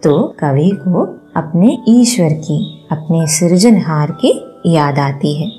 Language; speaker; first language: Hindi; non-native, local second language; Malayalam